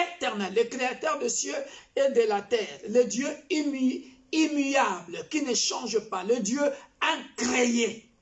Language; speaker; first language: French; non-native, local second language; Kongo